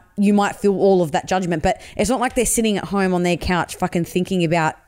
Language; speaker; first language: English; native; English